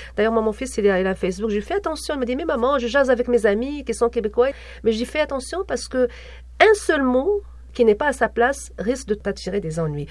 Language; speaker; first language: French; non-native, local second language; Arabic